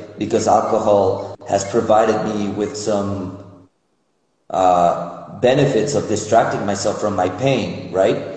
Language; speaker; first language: English; non-native, fluent; Spanish